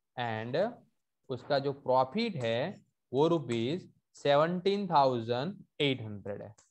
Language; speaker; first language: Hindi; non-native, local second language; Gujarati